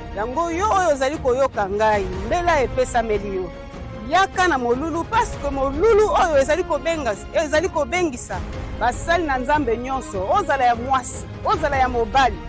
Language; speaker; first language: Lingala; native; Lingala